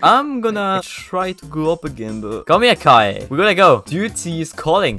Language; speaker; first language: English; non-native, fluent; French